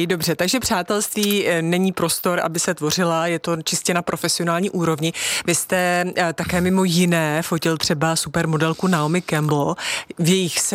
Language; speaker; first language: Czech; native; Czech